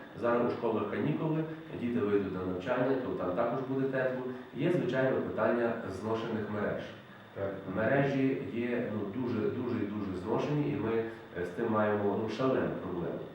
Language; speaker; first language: Ukrainian; native; Ukrainian